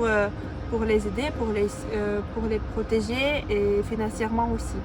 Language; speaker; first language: French; non-native, fluent; Russian